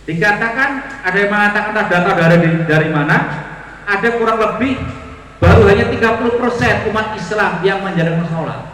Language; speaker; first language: Indonesian; non-native, local second language; Javanese